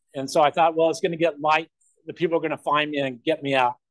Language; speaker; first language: English; native; English